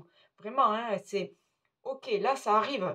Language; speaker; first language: French; native; French